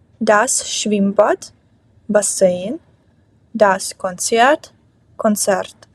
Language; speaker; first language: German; non-native, fluent; Ukrainian